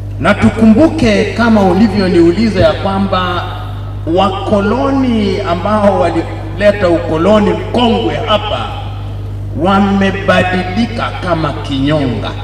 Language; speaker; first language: Swahili; non-native, local second language; Luo (Kenya and Tanzania)